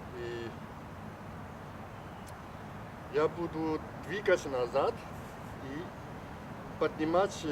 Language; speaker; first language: Russian; non-native, learner; Chinese